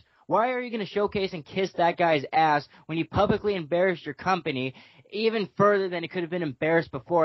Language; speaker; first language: English; native; English